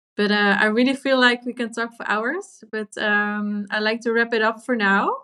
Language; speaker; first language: English; non-native, fluent; Dutch